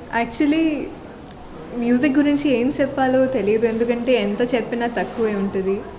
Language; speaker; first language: Telugu; non-native, learner; Tulu